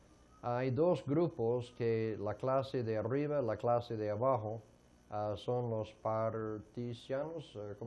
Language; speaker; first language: Spanish; non-native, fluent; English